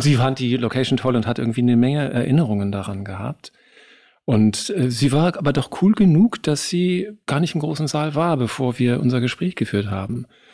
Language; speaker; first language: German; native; German